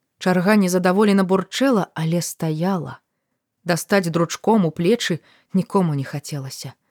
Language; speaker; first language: Belarusian; native; Belarusian